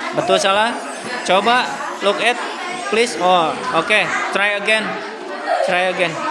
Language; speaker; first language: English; non-native, learner; Indonesian